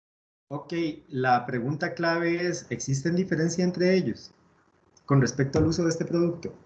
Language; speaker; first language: Spanish; native; Spanish